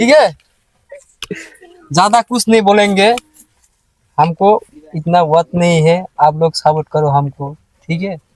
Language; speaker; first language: Hindi; non-native, local second language; Bangla